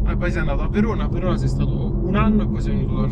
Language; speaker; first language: Italian; native; Italian